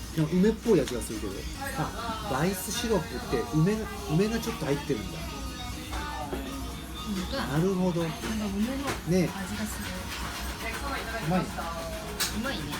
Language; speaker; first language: Japanese; native; Japanese